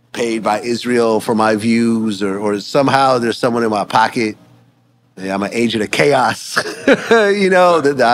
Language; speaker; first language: English; native; English